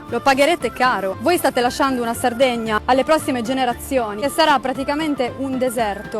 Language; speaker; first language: Italian; native; Italian